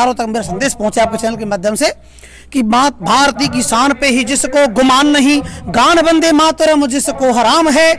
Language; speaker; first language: Hindi; native; Hindi